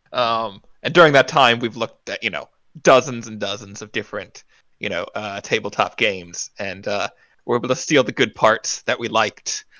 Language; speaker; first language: English; native; English